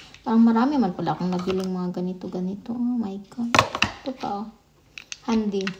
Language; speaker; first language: Filipino; non-native, local second language; Cebuano